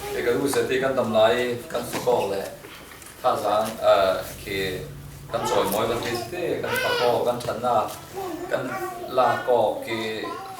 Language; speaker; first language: Burmese; non-native, local second language; Hakha Chin